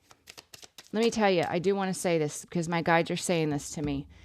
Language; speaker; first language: English; native; English